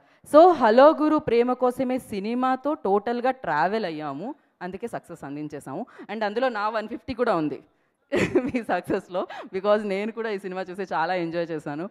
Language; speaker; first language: Telugu; native; Telugu